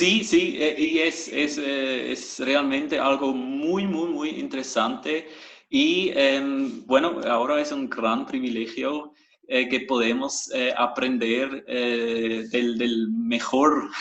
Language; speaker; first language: Spanish; non-native, fluent; German